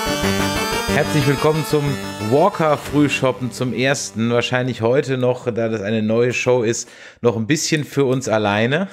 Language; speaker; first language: German; native; German